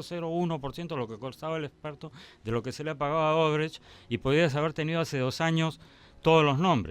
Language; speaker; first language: Spanish; native; Spanish